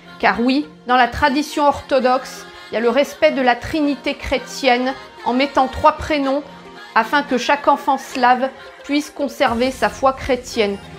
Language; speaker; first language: French; native; French